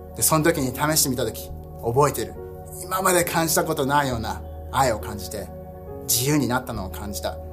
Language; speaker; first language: Japanese; early bilingual, heritage; Japanese